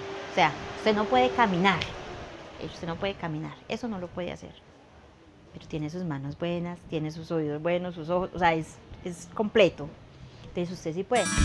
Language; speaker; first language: Spanish; native; Spanish